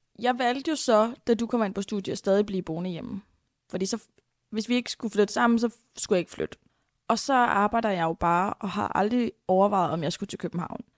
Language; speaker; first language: Danish; native; Danish